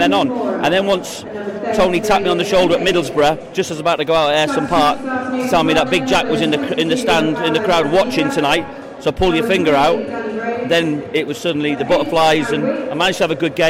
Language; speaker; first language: English; native; English